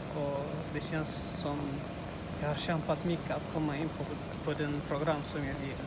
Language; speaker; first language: Swedish; non-native, learner; Tigrinya